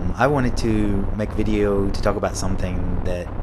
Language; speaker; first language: English; native; English